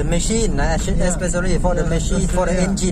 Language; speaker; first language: English; non-native, learner; Thai